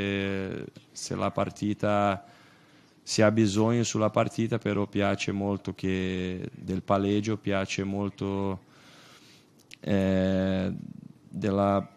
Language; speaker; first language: Italian; non-native, fluent; Portuguese